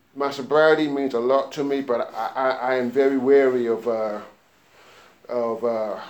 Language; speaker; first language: English; native; English